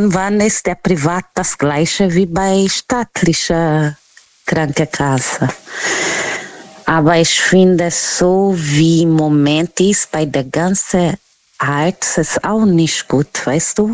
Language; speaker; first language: German; non-native, learner; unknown